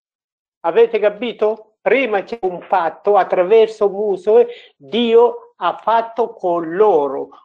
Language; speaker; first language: Italian; non-native, learner; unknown